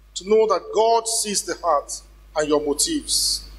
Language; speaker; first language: English; non-native, local second language; Yoruba